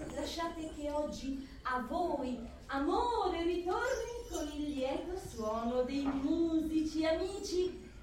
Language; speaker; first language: Italian; native; Italian